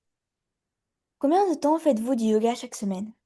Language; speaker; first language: French; early bilingual, other home language; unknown